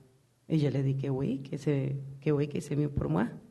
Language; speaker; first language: French; non-native, learner; Spanish